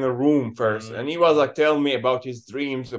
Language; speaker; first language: English; non-native, learner; Arabic